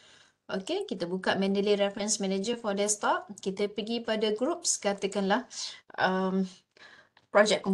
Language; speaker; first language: Malay; native; Malay